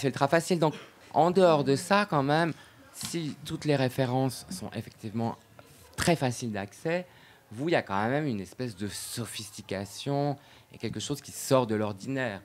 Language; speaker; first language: French; native; French